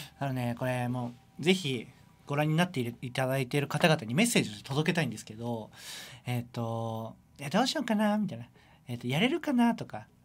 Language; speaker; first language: Japanese; native; Japanese